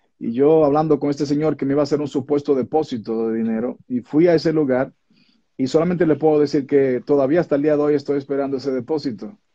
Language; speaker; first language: Spanish; native; Spanish